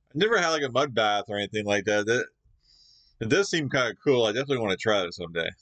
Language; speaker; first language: English; native; English